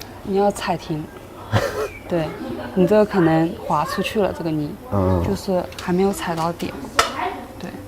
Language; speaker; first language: Chinese; native; Chinese